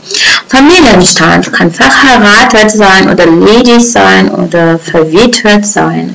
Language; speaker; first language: German; non-native, fluent; Uzbek